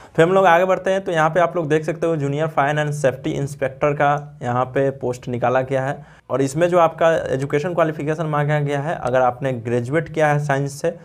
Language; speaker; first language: Hindi; native; Hindi